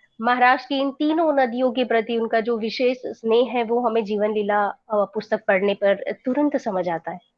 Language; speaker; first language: Hindi; non-native, local second language; Gujarati